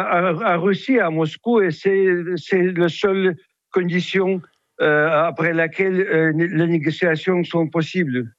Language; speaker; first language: French; non-native, fluent; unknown